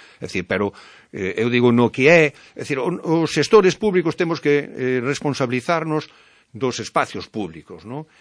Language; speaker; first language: Galician; native; Galician